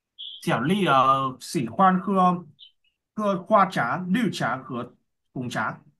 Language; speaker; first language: Chinese; non-native, learner; Vietnamese